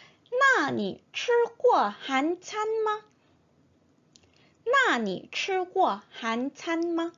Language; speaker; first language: Chinese; non-native, fluent; Korean